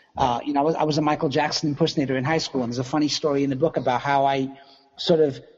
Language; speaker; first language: English; native; English